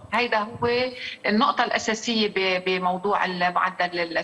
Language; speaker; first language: Arabic; native; Arabic